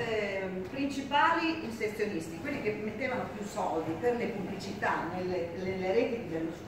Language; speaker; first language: Italian; native; Italian